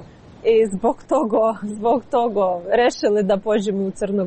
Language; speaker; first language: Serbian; non-native, learner; Ukrainian